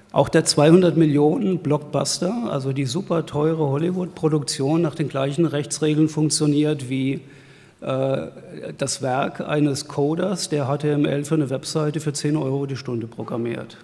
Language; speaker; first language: German; native; German